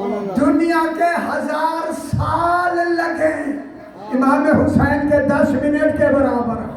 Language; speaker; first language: Urdu; native; Urdu